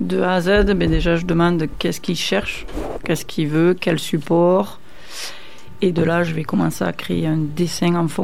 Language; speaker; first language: French; native; French